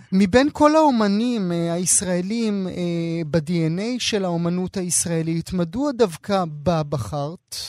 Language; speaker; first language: Hebrew; native; Hebrew